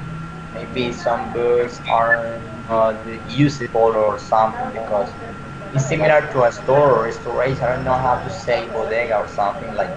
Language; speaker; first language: English; non-native, learner; Spanish